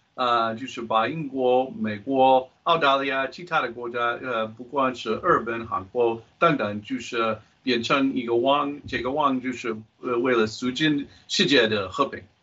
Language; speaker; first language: Chinese; non-native, fluent; English